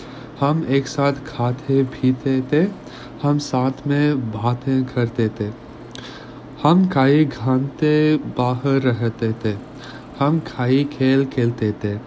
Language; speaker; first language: Hindi; non-native, learner; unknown